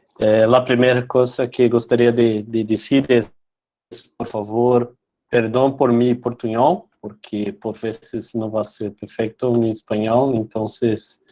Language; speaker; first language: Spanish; non-native, learner; Portuguese